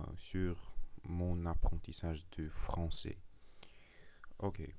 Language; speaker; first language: French; non-native, learner; Russian